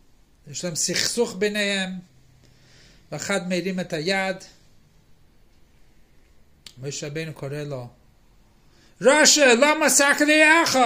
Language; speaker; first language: Hebrew; non-native, fluent; English